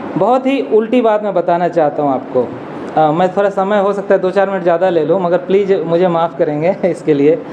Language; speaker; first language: Hindi; non-native, local second language; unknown